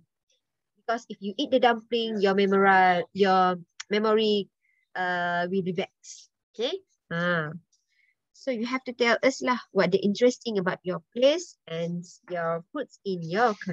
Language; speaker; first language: English; non-native, local second language; Malay